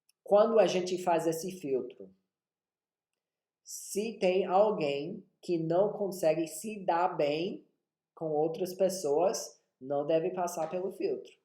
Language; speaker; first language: Portuguese; non-native, fluent; English